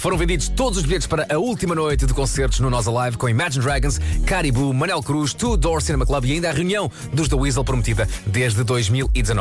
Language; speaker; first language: Portuguese; native; Portuguese